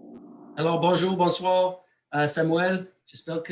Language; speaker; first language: French; non-native, learner; English